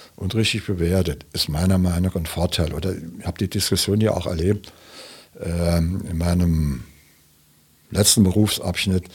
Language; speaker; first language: German; native; German